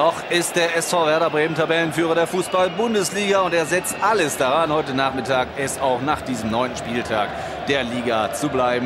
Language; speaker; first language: German; native; German